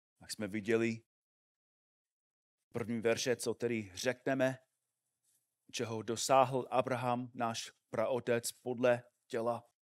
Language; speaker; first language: Czech; non-native, fluent; English